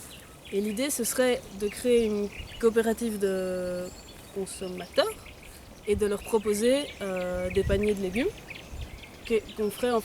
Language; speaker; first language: French; native; French